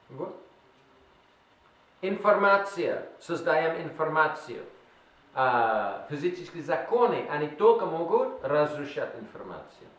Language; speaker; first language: Russian; non-native, learner; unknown